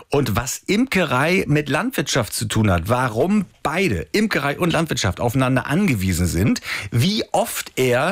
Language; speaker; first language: German; native; German